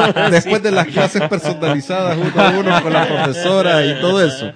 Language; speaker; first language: Spanish; native; Spanish